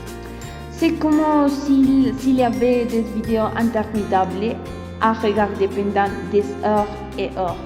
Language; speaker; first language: French; non-native, learner; Spanish